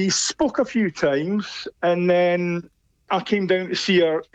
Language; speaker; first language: English; native; English